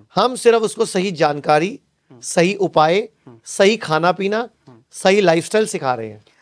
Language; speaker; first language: Hindi; native; Hindi